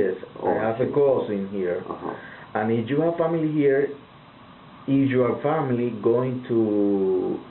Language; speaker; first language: English; non-native, learner; Spanish